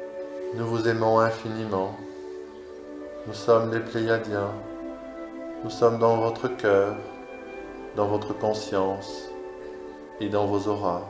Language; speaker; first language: French; native; French